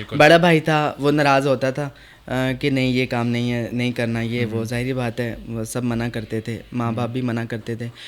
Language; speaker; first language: Urdu; non-native, local second language; Punjabi